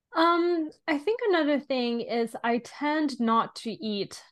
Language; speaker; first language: English; non-native, fluent; Italian